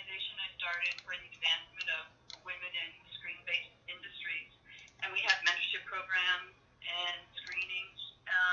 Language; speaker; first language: English; native; English